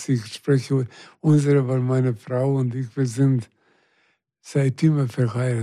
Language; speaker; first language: German; non-native, fluent; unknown